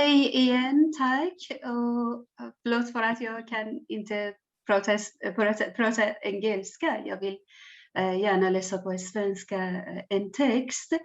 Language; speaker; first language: Swedish; non-native, learner; Persian